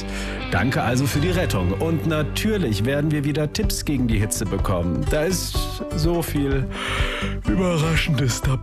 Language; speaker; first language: German; native; German